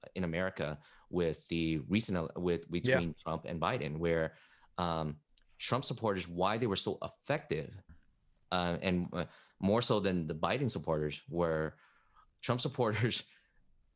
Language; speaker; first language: English; native; English